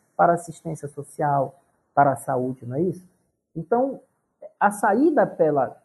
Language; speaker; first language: Portuguese; native; Portuguese